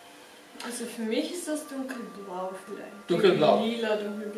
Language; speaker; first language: German; non-native, fluent; Romanian